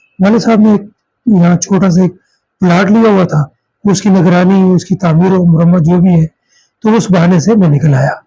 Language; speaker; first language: Urdu; non-native, local second language; Saraiki